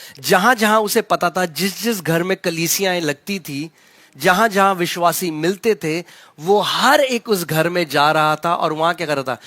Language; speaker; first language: Hindi; native; Hindi